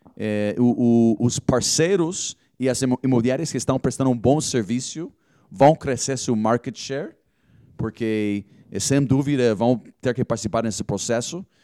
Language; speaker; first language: Portuguese; non-native, fluent; English